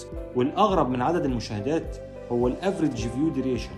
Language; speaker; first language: Arabic; native; Arabic